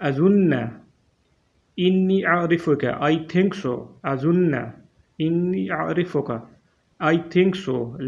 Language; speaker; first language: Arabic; non-native, fluent; Urdu